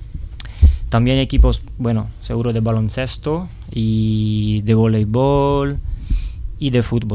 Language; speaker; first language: Spanish; non-native, fluent; Italian